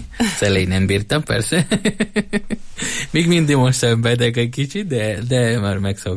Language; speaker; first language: Hungarian; non-native, learner; Spanish